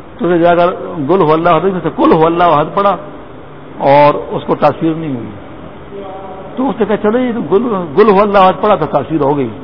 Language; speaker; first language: Urdu; non-native, local second language; Pashto